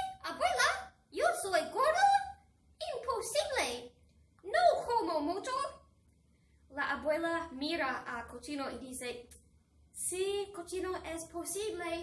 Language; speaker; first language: Spanish; non-native, fluent; English